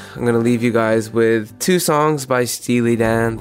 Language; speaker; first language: English; early bilingual, other home language; Japanese